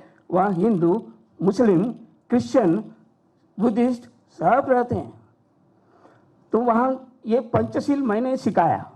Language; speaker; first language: Hindi; non-native, fluent; Sinhala